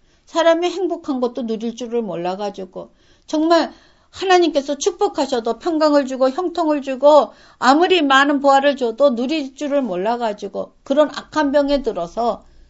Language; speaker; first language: Korean; native; Korean